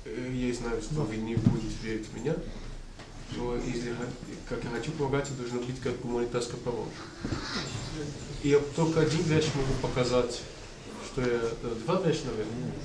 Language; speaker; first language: Russian; non-native, learner; Portuguese